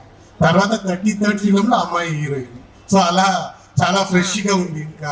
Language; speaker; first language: Telugu; non-native, learner; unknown